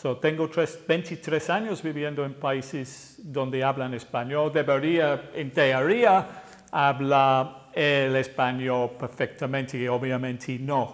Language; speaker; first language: Spanish; non-native, fluent; English